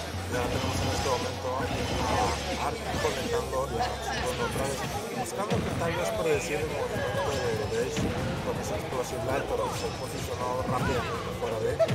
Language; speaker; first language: Spanish; native; Spanish